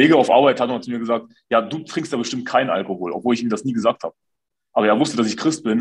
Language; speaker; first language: German; native; German